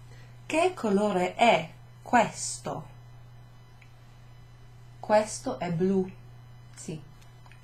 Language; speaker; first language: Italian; non-native, fluent; English